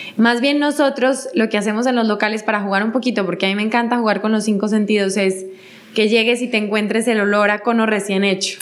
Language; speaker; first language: Spanish; native; Spanish